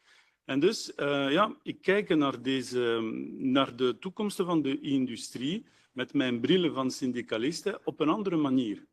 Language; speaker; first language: Dutch; non-native, local second language; French